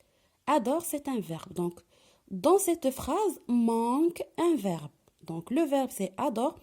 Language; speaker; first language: French; non-native, local second language; Arabic